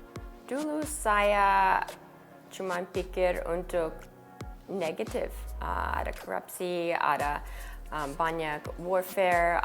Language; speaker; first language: Indonesian; non-native, learner; English